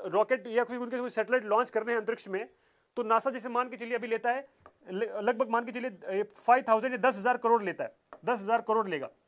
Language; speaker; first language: Hindi; native; Hindi